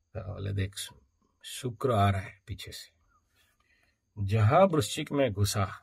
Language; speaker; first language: Hindi; native; Hindi